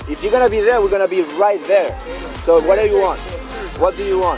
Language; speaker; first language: English; non-native, fluent; Spanish